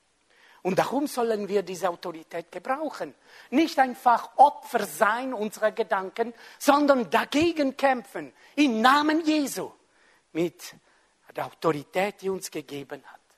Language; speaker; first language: German; non-native, fluent; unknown